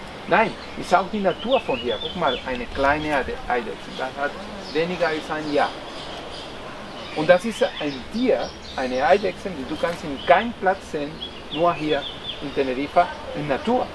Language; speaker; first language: German; non-native, fluent; Spanish